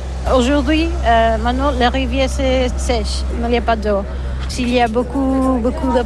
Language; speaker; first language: French; non-native, learner; Catalan